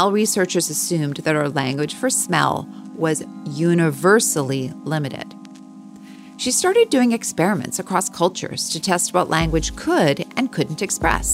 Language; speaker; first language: English; native; English